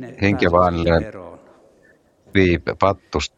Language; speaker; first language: Finnish; non-native, learner; Estonian